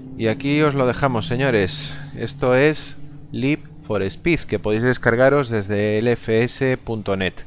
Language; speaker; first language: Spanish; non-native, local second language; Galician